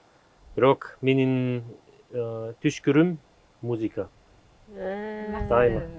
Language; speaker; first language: Kyrgyz; non-native, learner; German